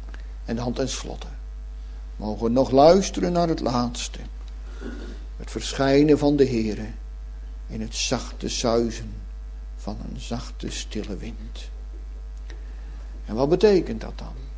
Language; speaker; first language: Dutch; native; Dutch